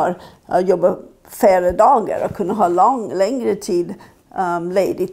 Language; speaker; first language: Swedish; non-native, fluent; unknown